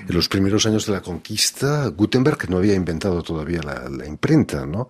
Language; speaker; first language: Spanish; native; Spanish